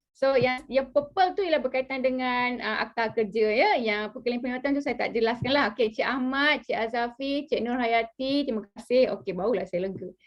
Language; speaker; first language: Malay; native; Malay